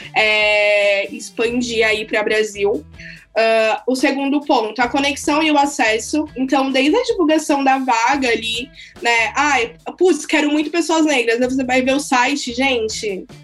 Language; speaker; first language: Portuguese; native; Portuguese